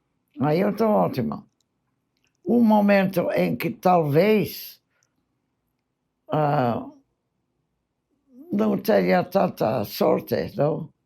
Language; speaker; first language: Portuguese; non-native, fluent; English